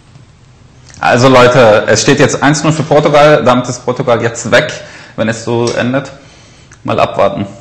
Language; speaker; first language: German; native; German